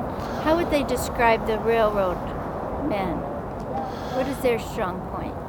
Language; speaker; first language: English; native; English